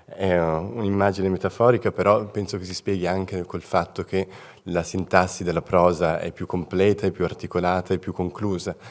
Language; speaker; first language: Italian; native; Italian